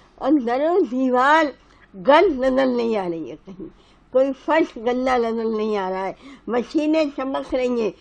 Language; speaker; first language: Urdu; native; Urdu